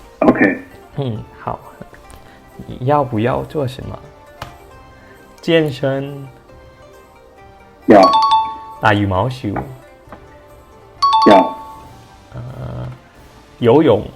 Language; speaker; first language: Chinese; non-native, fluent; Thai